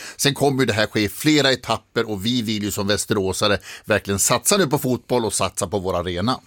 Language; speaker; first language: Swedish; native; Swedish